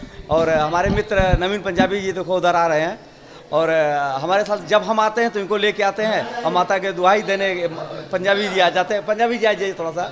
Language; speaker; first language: Hindi; native; Hindi